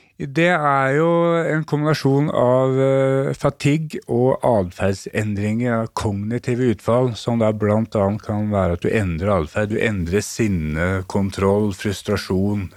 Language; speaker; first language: Norwegian; native; Norwegian